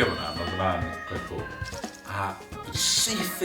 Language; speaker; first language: Welsh; native; Welsh